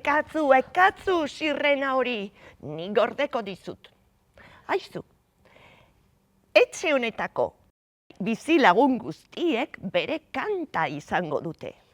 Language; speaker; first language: Basque; non-native, local second language; Spanish